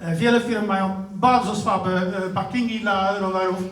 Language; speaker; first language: Polish; non-native, fluent; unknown